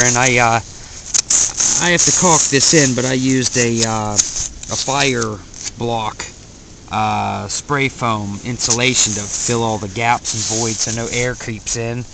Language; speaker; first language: English; native; English